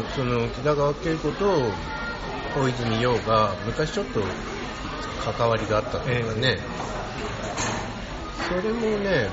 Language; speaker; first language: Japanese; native; Japanese